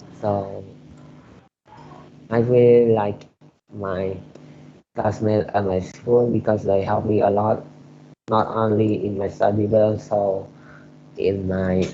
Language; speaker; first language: English; non-native, learner; Vietnamese